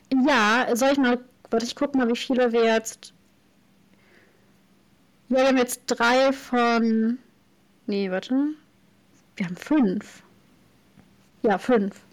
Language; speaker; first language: German; native; German